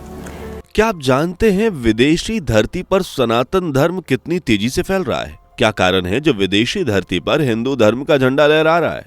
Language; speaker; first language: Hindi; native; Hindi